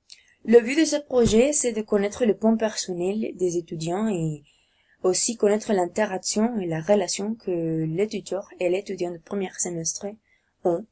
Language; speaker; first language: French; non-native, learner; Spanish